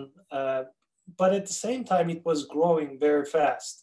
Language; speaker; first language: English; non-native, fluent; Turkish